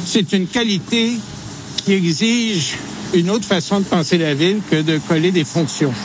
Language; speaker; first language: French; native; French